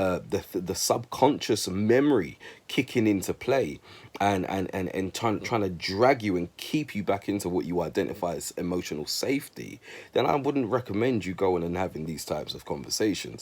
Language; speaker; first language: English; native; English